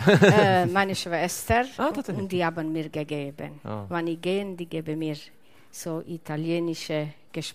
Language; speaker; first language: German; non-native, learner; Italian